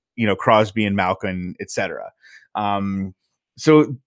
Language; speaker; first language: English; native; English